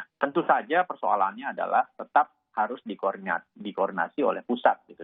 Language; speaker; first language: Indonesian; native; Indonesian